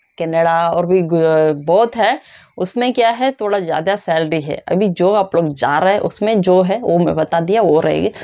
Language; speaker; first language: Hindi; non-native, local second language; Kannada